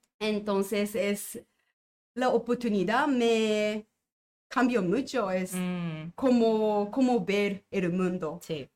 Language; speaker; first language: Spanish; non-native, learner; Japanese